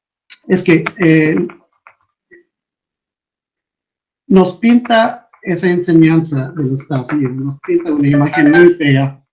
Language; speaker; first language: Spanish; non-native, fluent; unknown